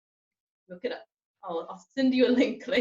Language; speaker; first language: English; native; English